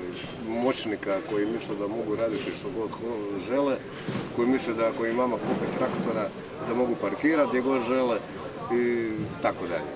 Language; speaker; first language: Croatian; native; Croatian